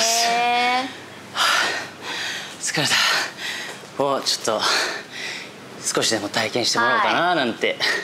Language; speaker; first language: Japanese; native; Japanese